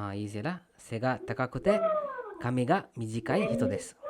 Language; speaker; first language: Japanese; non-native, fluent; Kannada